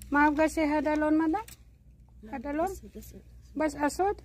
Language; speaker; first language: Arabic; non-native, learner; Filipino